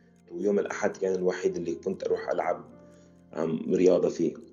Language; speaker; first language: Arabic; early bilingual, heritage; Arabic